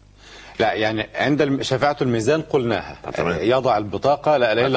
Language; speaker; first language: Arabic; native; Arabic